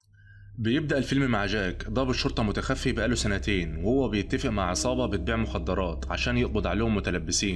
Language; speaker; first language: Arabic; native; Arabic